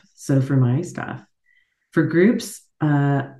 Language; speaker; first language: English; native; English